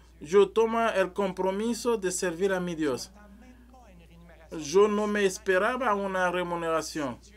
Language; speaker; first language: Spanish; non-native, learner; French